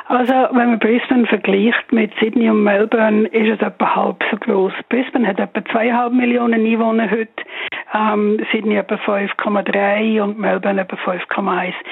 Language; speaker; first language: German; native; German